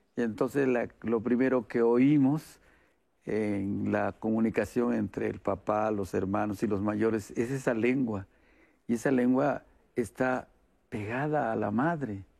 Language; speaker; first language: Spanish; non-native, local second language; Yucateco